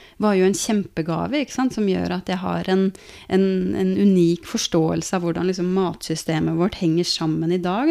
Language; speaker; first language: Norwegian; native; Norwegian